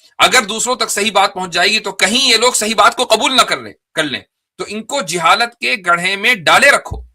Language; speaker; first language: Urdu; native; Urdu